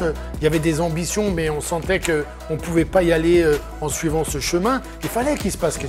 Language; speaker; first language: French; native; French